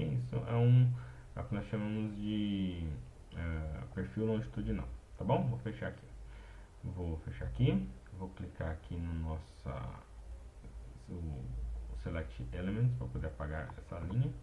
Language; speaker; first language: Portuguese; native; Portuguese